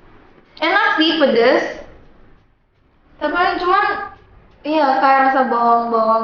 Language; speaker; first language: Indonesian; early bilingual, other home language; Japanese